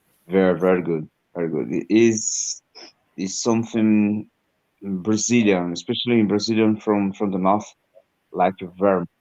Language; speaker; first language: English; non-native, learner; Portuguese